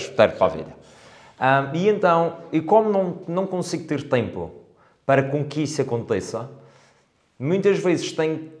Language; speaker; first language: Portuguese; native; Portuguese